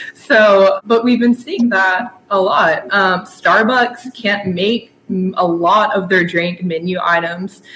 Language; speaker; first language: English; native; English